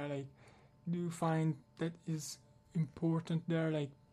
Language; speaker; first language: English; non-native, learner; Italian